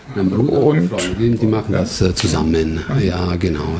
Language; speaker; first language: German; non-native, learner; Italian